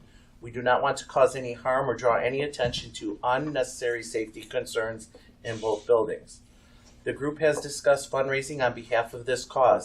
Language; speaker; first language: English; native; English